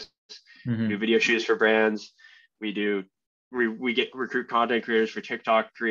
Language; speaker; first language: English; native; English